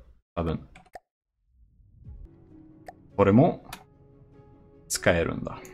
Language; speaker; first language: Japanese; non-native, learner; Swedish